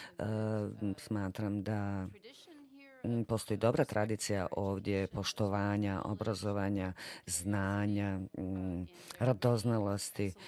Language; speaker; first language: Bosnian; non-native, fluent; English